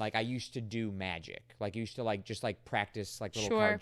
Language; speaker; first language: English; native; English